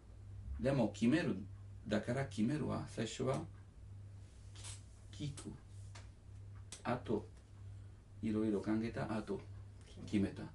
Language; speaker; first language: Japanese; non-native, learner; Italian